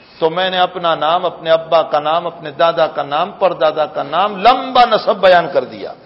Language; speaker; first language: Urdu; native; Urdu